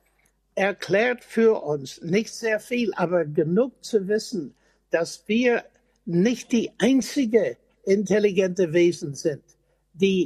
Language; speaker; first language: German; non-native, fluent; English